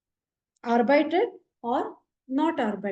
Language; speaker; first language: German; non-native, learner; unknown